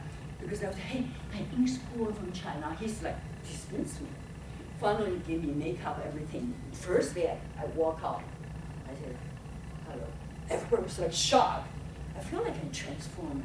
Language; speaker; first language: English; non-native, fluent; Chinese